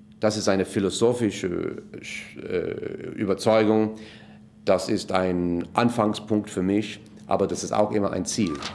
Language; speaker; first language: German; non-native, fluent; English